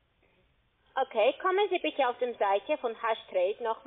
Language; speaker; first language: German; non-native, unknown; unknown